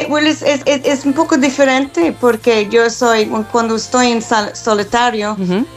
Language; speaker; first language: Spanish; non-native, fluent; English